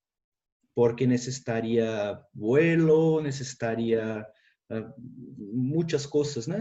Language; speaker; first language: Spanish; non-native, fluent; Portuguese